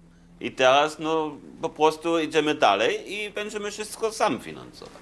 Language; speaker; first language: Polish; non-native, learner; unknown